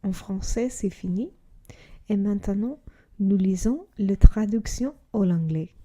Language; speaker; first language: French; non-native, learner; English